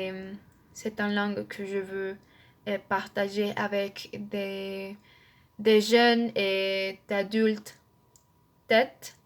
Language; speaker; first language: French; non-native, learner; Spanish